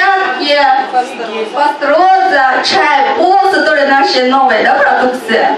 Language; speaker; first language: Russian; non-native, learner; Chinese